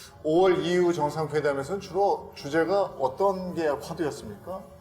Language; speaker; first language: Korean; native; Korean